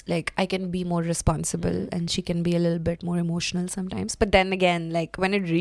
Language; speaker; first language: English; non-native, local second language; Hindi